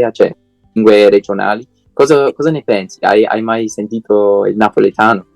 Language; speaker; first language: Italian; non-native, fluent; English